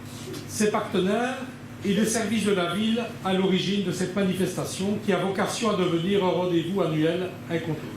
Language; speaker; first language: French; native; French